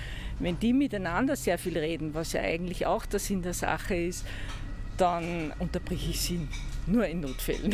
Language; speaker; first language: German; native; German